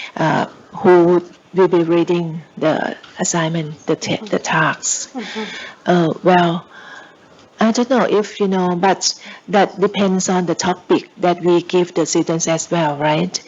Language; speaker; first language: English; non-native, fluent; Thai